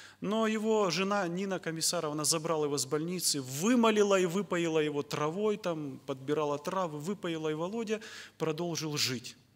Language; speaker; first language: Russian; native; Russian